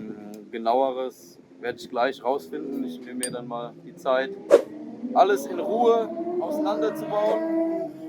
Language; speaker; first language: German; native; German